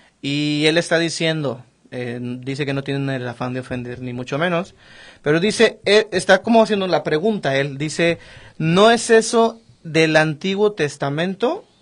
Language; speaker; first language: Spanish; native; Spanish